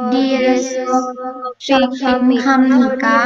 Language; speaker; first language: Korean; non-native, learner; Indonesian